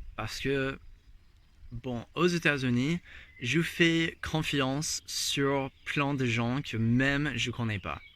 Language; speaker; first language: French; non-native, fluent; English